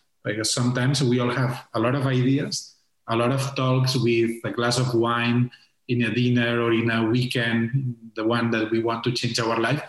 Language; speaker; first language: English; non-native, fluent; Spanish